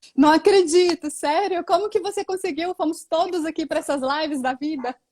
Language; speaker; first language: Portuguese; native; Portuguese